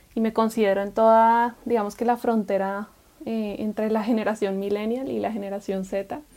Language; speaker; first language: Spanish; native; Spanish